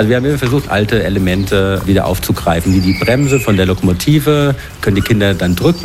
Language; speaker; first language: German; native; German